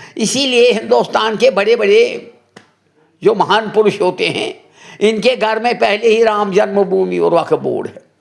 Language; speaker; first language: Hindi; non-native, local second language; Kashmiri